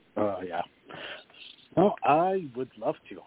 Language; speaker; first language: English; non-native, fluent; French